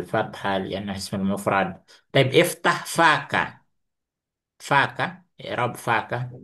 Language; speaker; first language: Arabic; non-native, fluent; Indonesian